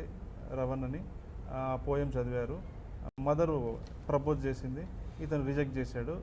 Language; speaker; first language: Telugu; native; Telugu